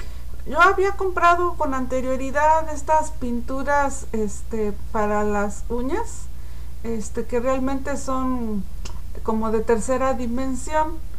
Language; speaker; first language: Spanish; native; Spanish